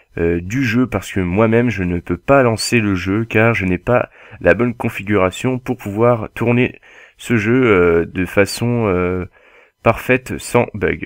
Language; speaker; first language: French; native; French